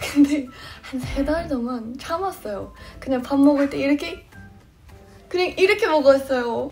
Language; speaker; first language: Korean; non-native, fluent; English